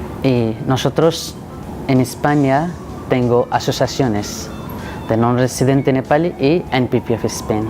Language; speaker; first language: Spanish; non-native, learner; Nepali